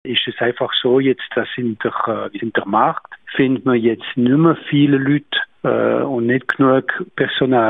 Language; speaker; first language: German; non-native, local second language; French